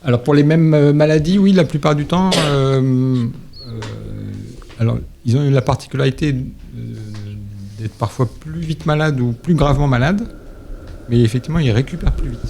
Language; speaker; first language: French; native; French